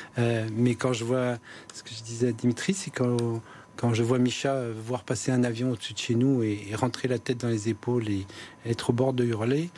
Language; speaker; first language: French; native; French